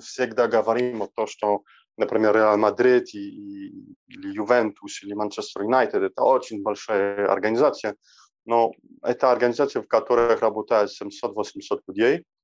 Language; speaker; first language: Russian; non-native, learner; Polish